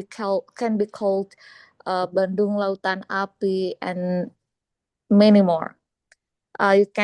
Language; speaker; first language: English; non-native, learner; Indonesian